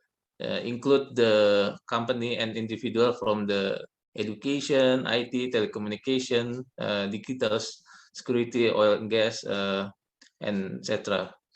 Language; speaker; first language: English; non-native, learner; Indonesian